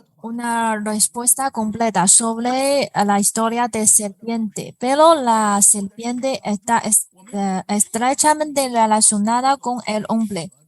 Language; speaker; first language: Spanish; non-native, fluent; Chinese